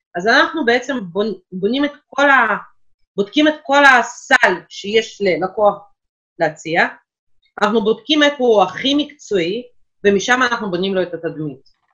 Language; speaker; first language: Hebrew; non-native, fluent; Russian